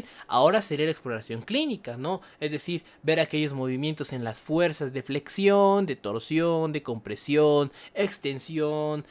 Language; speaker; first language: Spanish; native; Spanish